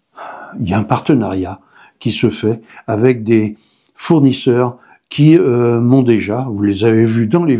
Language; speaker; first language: French; native; French